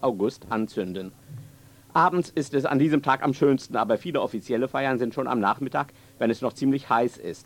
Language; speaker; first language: German; native; German